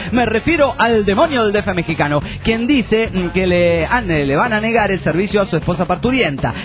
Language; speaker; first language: Spanish; native; Spanish